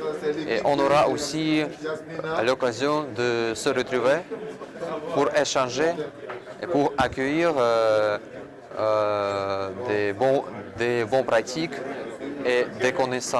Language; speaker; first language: French; non-native, fluent; Russian